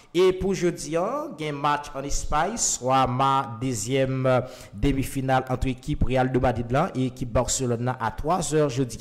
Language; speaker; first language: French; non-native, local second language; Haitian Creole